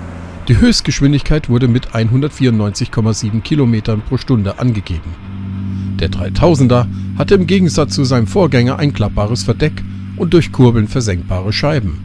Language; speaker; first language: German; native; German